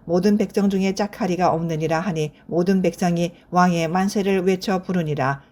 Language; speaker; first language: Korean; native; Korean